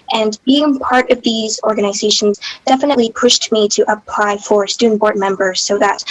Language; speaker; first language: English; non-native, local second language; Cantonese